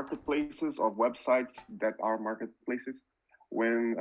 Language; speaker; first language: English; non-native, fluent; Portuguese